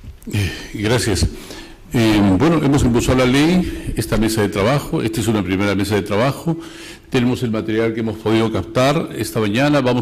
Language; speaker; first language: Spanish; native; Spanish